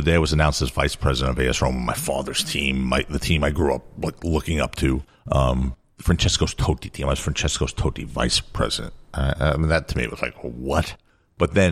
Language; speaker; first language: English; native; English